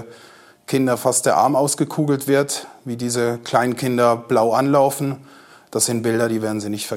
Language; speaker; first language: German; native; German